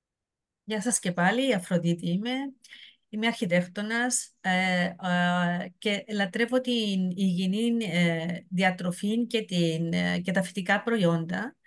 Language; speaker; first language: Greek; native; Greek